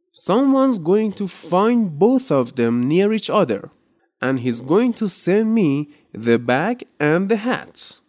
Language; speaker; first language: English; non-native, fluent; Persian